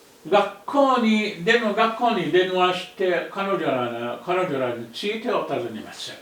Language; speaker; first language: Japanese; non-native, fluent; Arabic